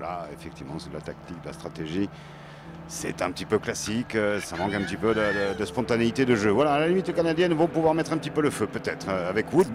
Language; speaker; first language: French; native; French